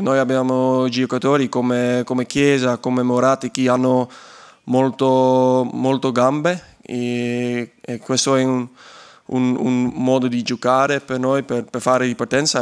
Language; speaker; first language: Italian; non-native, learner; Dutch